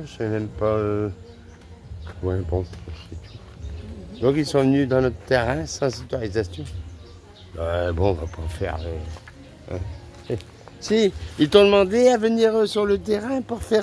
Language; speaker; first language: French; native; French